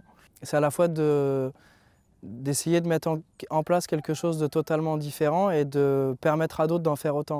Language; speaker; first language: French; native; French